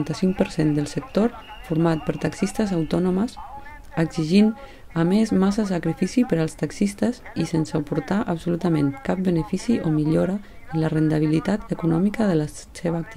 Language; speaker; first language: Catalan; native; Catalan